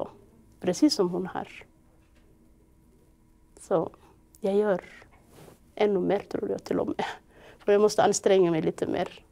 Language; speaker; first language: Swedish; non-native, fluent; Somali